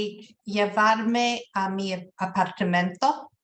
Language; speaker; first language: Spanish; non-native, learner; English